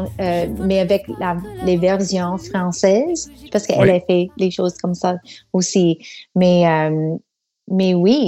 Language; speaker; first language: French; non-native, fluent; English